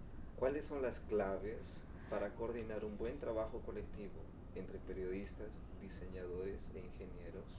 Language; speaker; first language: Spanish; non-native, fluent; Portuguese